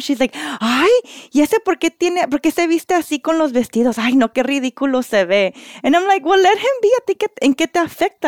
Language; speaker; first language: Spanish; early bilingual, heritage; Spanish